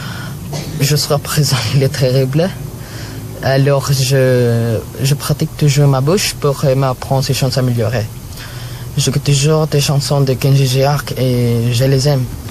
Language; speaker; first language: French; non-native, learner; Filipino